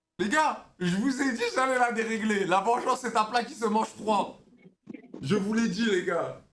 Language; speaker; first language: French; native; French